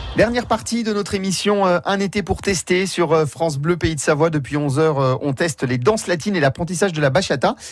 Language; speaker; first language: French; native; French